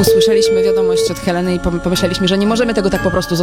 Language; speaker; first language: Polish; native; Polish